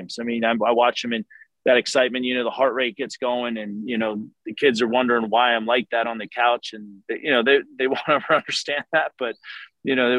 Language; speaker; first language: English; native; English